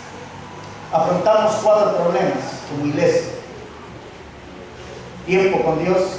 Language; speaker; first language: Spanish; native; Spanish